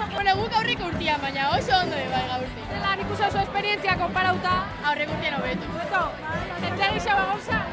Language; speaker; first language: Basque; native; Basque